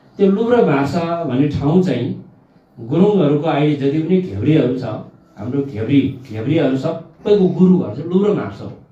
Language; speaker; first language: Nepali; non-native, local second language; Gurung